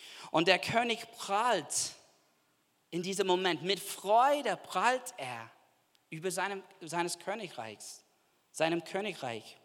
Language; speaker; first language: German; non-native, fluent; English